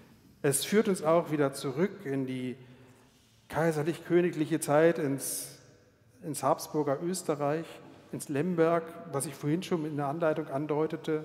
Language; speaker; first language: German; native; German